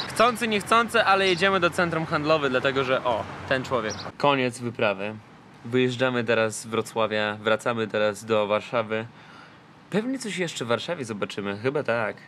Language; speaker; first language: Polish; non-native, fluent; Russian